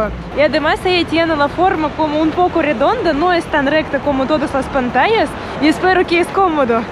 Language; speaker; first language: Spanish; non-native, learner; Russian